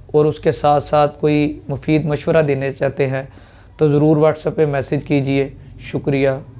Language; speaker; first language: Urdu; native; Urdu